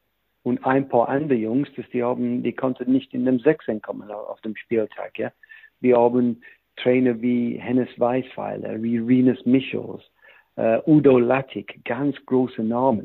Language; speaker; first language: German; non-native, fluent; English